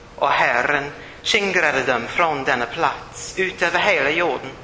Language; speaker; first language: Swedish; non-native, fluent; English